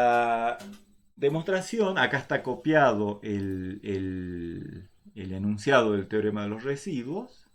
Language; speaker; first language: Spanish; native; Spanish